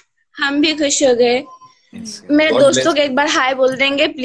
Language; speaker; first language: Hindi; non-native, learner; Bangla